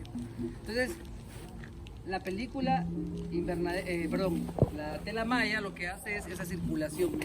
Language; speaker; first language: Spanish; native; Spanish